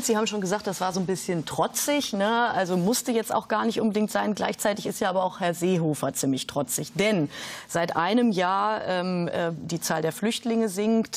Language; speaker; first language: German; native; German